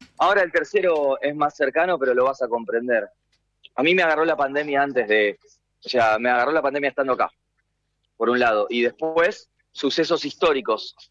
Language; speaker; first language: Spanish; native; Spanish